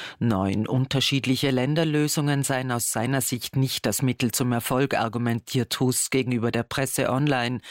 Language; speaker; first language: German; native; German